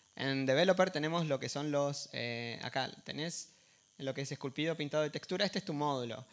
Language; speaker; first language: Spanish; native; Spanish